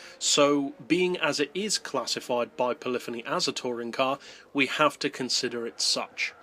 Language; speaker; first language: English; native; English